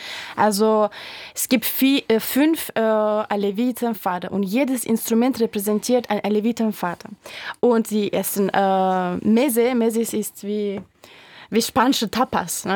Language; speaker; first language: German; non-native, fluent; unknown